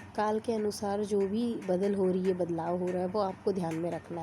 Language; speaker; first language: Hindi; non-native, local second language; Marathi